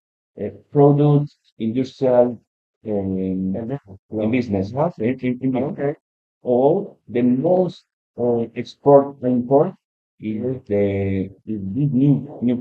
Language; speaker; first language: English; non-native, learner; Spanish